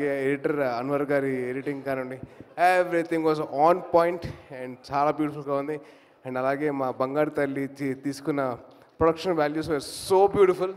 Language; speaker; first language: Telugu; native; Telugu